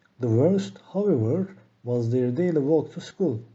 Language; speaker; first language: English; non-native, fluent; Turkish